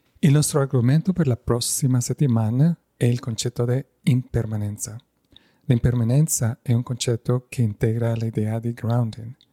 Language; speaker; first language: Italian; non-native, fluent; Spanish